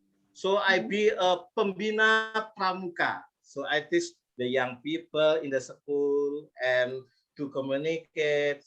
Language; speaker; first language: English; non-native, learner; Indonesian